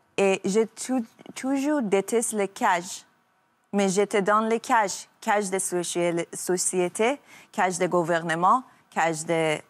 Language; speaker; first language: French; non-native, learner; Persian